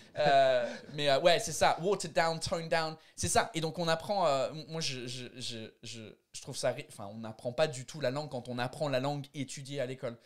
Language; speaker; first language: French; non-native, fluent; English